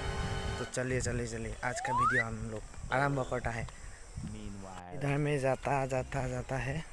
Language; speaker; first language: Hindi; non-native, local second language; Assamese